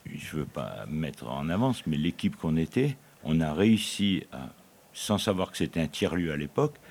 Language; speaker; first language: French; native; French